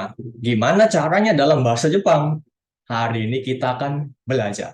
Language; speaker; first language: Indonesian; native; Indonesian